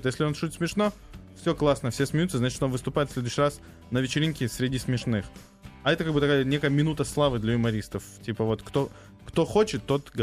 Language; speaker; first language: Russian; native; Russian